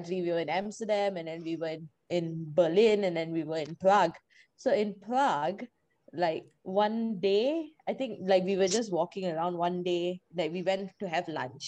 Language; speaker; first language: English; non-native, local second language; Tamil